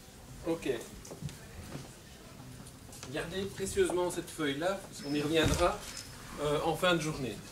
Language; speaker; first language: French; native; French